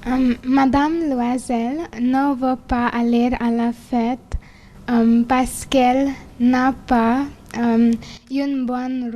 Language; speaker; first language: French; non-native, learner; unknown